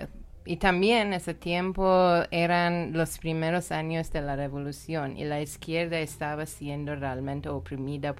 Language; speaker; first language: Spanish; non-native, learner; Persian